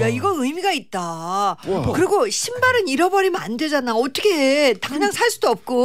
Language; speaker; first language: Korean; native; Korean